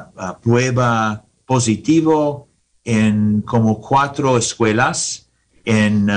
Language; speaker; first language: Spanish; non-native, learner; English